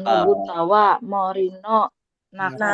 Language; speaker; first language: Japanese; non-native, learner; Indonesian